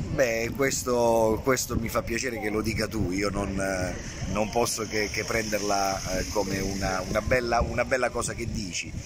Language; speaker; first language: Italian; native; Italian